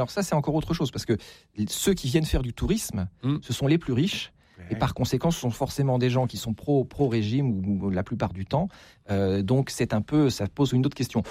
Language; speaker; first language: French; native; French